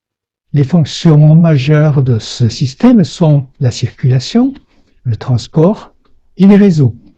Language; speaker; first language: French; native; French